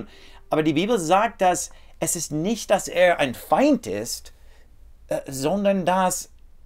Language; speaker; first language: German; non-native, fluent; English